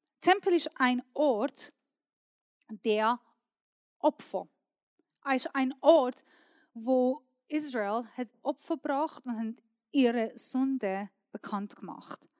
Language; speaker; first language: German; non-native, fluent; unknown